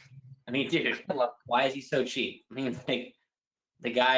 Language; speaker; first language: English; native; English